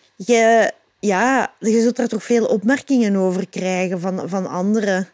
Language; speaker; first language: Dutch; native; Dutch